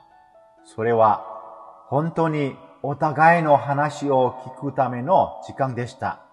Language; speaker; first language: Japanese; non-native, fluent; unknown